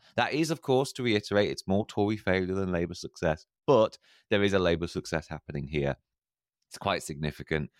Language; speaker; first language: English; native; English